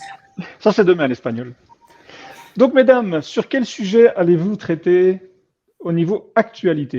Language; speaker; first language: French; native; French